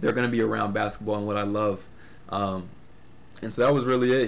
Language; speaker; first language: English; native; English